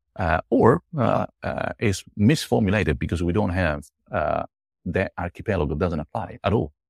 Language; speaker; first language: English; non-native, fluent; Italian